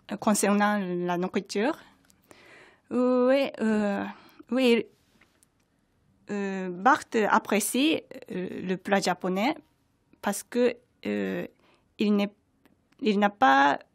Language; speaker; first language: French; non-native, fluent; Japanese